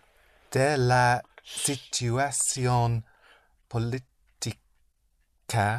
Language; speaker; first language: Spanish; non-native, learner; English